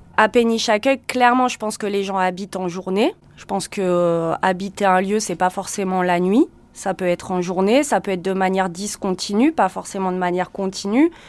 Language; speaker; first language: French; native; French